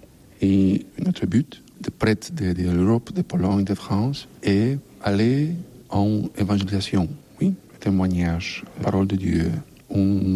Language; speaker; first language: French; non-native, learner; Polish